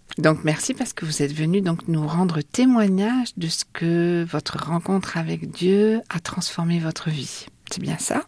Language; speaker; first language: French; native; French